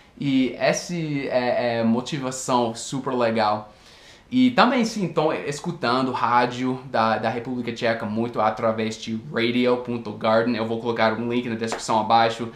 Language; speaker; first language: Portuguese; non-native, fluent; English